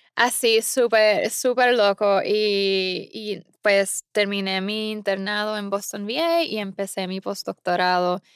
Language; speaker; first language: Spanish; native; Spanish